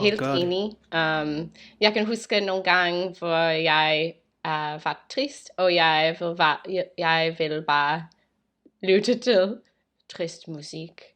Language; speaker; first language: Danish; non-native, fluent; English